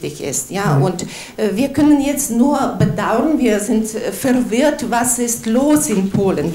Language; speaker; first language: German; non-native, fluent; Ukrainian